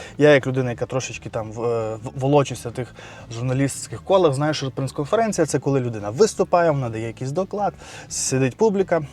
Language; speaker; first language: Ukrainian; non-native, local second language; Russian